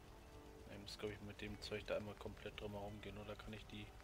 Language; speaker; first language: German; native; German